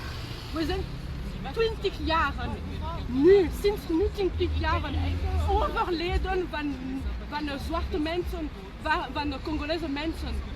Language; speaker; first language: Dutch; non-native, learner; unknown